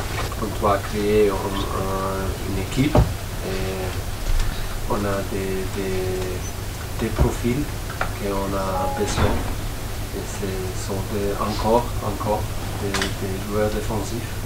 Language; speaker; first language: French; non-native, fluent; German